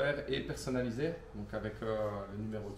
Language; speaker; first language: French; native; French